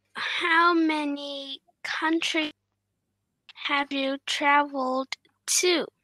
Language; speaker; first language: English; non-native, learner; Vietnamese